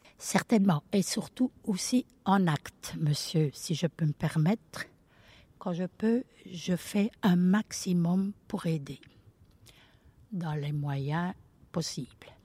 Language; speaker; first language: French; early bilingual, other home language; Italian